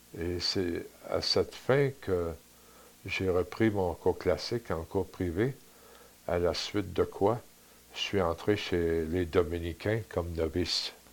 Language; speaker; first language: French; native; French